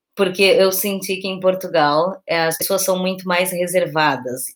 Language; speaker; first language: Portuguese; native; Portuguese